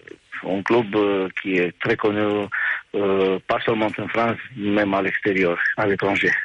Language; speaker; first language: French; non-native, fluent; Romanian